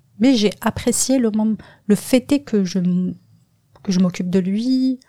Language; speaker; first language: French; non-native, local second language; Kabyle